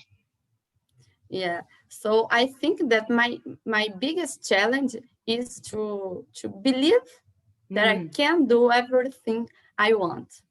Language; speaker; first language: English; non-native, learner; Portuguese